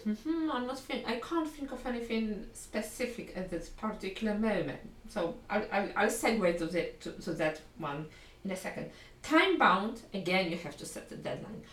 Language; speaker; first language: English; non-native, fluent; Polish